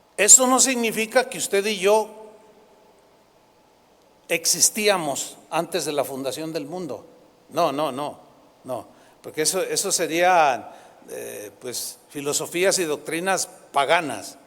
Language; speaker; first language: Spanish; native; Spanish